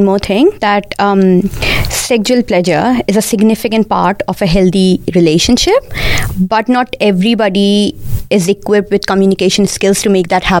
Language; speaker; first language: English; non-native, local second language; Urdu